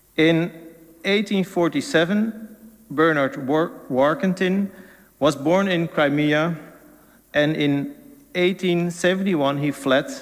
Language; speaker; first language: English; non-native, fluent; Dutch